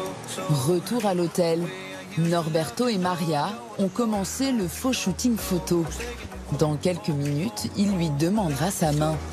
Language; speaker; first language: French; native; French